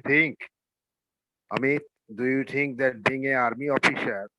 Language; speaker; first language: English; non-native, learner; Hindi